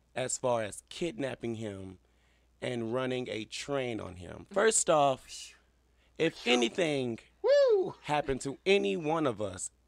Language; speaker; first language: English; native; English